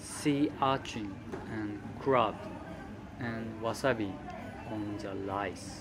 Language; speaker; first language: English; non-native, learner; Japanese